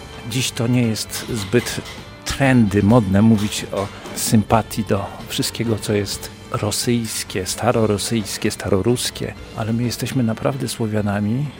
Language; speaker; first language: Polish; native; Polish